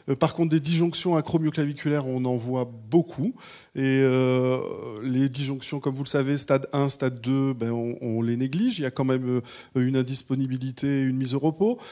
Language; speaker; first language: French; native; French